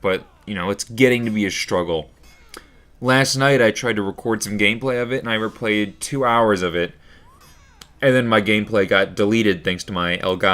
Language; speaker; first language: English; native; English